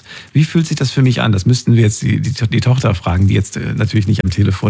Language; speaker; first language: German; native; German